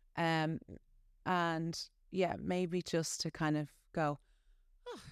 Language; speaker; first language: English; native; English